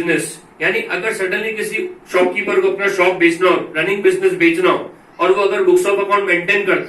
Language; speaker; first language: Hindi; native; Hindi